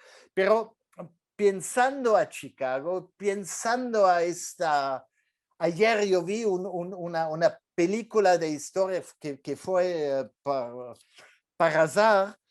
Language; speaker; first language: Spanish; non-native, fluent; French